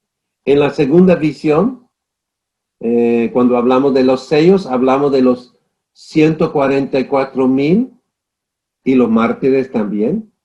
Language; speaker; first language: Spanish; non-native, fluent; English